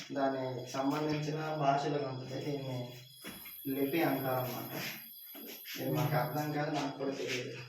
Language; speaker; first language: Telugu; non-native, local second language; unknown